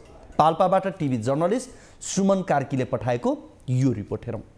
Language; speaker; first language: Nepali; native; Nepali